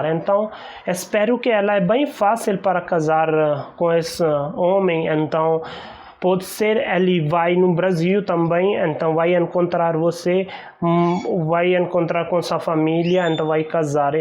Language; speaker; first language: Portuguese; non-native, learner; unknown